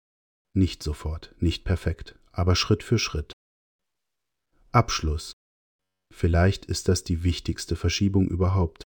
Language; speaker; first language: German; native; German